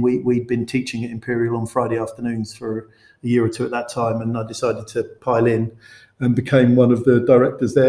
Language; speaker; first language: English; native; English